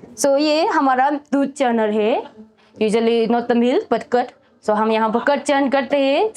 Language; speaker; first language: Hindi; non-native, fluent; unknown